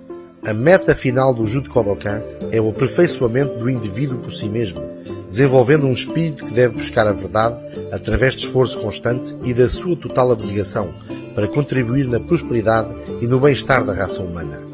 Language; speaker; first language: Portuguese; native; Portuguese